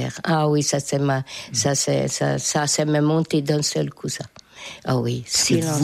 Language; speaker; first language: French; non-native, fluent; Hungarian